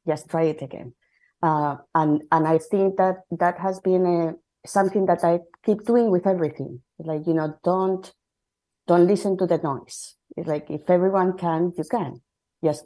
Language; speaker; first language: English; non-native, fluent; Spanish